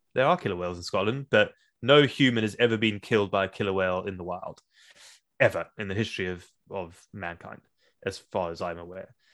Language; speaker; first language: English; native; English